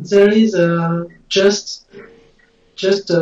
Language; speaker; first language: English; non-native, learner; French